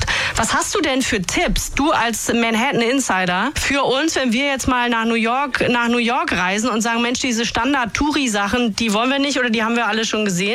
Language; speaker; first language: German; native; German